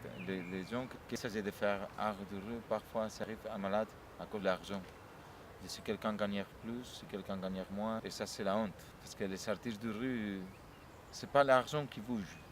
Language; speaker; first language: French; non-native, learner; Spanish